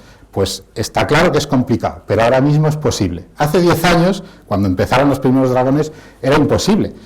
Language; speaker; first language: Spanish; native; Spanish